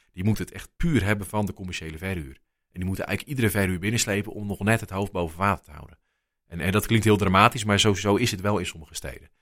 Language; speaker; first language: Dutch; native; Dutch